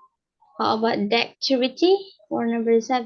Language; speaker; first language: English; non-native, learner; Indonesian